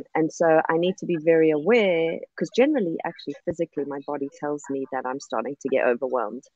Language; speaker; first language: English; native; English